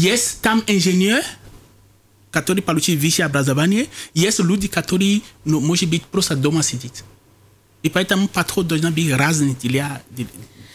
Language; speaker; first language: Russian; non-native, fluent; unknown